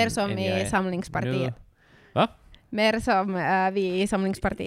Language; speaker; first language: Swedish; non-native, local second language; Finnish